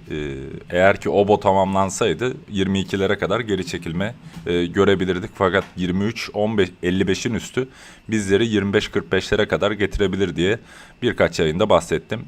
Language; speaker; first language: Turkish; native; Turkish